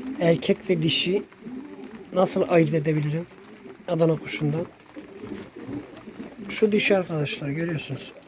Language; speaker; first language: Turkish; native; Turkish